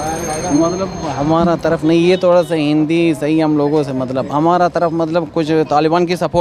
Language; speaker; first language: Hindi; non-native, learner; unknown